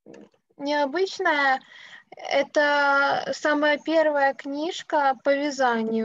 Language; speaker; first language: Russian; native; Russian